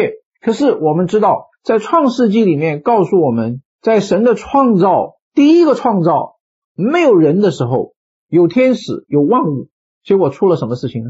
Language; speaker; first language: Chinese; native; Chinese